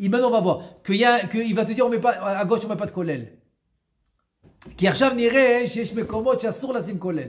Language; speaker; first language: Hebrew; non-native, fluent; French